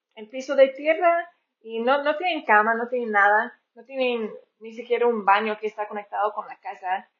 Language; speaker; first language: Spanish; non-native, fluent; English